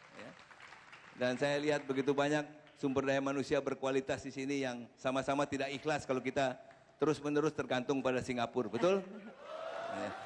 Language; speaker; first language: Indonesian; native; Indonesian